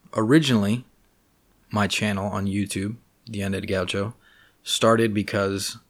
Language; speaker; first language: English; native; English